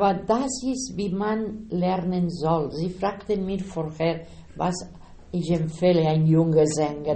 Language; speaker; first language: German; non-native, learner; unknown